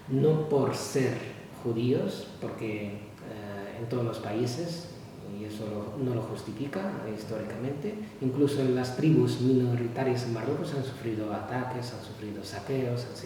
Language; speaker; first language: Spanish; non-native, fluent; Arabic